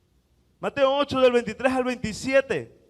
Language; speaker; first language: Spanish; native; Spanish